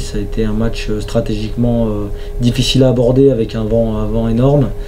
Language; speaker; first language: French; native; French